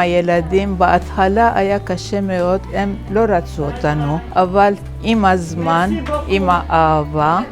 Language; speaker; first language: Hebrew; non-native, fluent; French